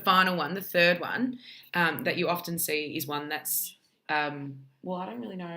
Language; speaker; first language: English; native; English